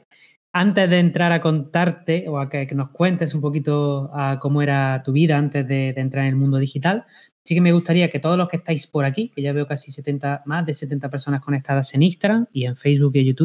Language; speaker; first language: Spanish; native; Spanish